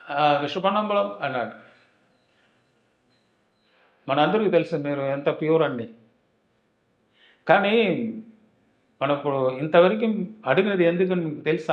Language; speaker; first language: Telugu; non-native, learner; Tamil